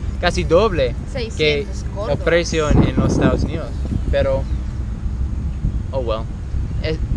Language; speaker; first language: Spanish; non-native, learner; English